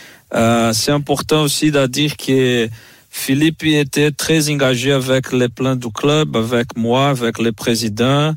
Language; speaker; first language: French; non-native, fluent; Portuguese